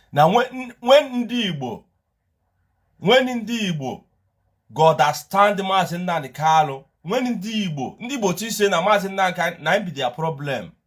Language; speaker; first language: Nigerian Pidgin; non-native, local second language; Igbo